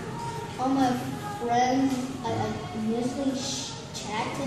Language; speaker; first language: English; non-native, learner; Vietnamese